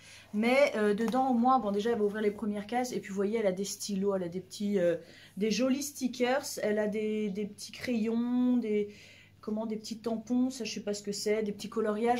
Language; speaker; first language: French; native; French